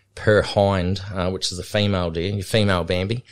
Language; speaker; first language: English; native; English